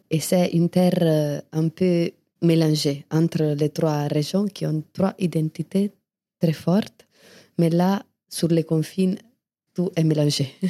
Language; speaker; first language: French; non-native, fluent; Italian